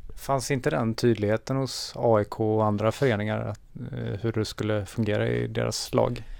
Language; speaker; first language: Swedish; native; Swedish